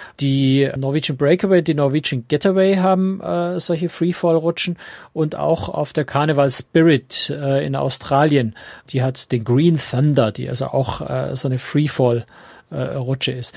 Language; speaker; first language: German; native; German